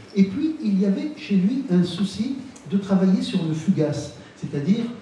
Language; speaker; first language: French; non-native, local second language; Arabic